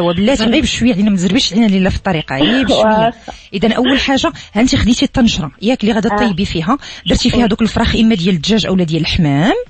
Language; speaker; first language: Arabic; native; Arabic